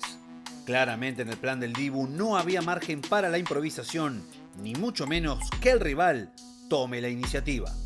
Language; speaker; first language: Spanish; native; Spanish